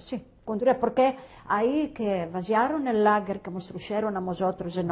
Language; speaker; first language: Spanish; early bilingual, heritage; Ladino